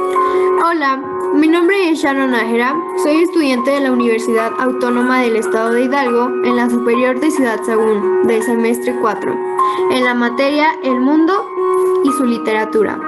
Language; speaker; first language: Spanish; native; Spanish